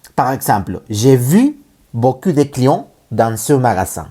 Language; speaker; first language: French; non-native, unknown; Spanish